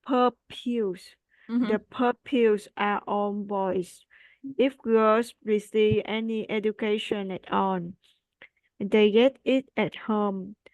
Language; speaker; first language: English; non-native, learner; Vietnamese